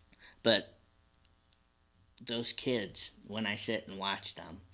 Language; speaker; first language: English; native; English